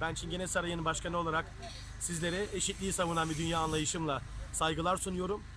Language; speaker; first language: Turkish; native; Turkish